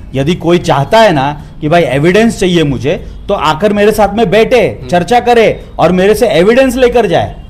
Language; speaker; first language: Hindi; non-native, local second language; Marathi